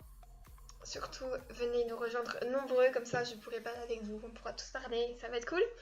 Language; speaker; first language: French; native; French